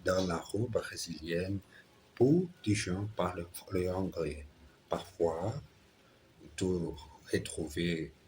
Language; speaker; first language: French; non-native, learner; Portuguese